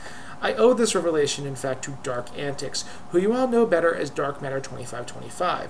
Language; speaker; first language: English; native; English